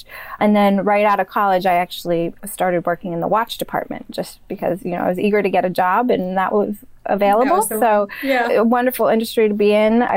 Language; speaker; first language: English; native; English